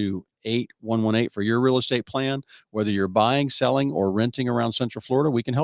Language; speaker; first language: English; native; English